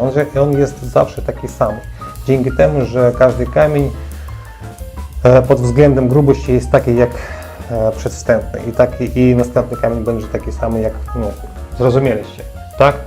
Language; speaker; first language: Polish; non-native, learner; Ukrainian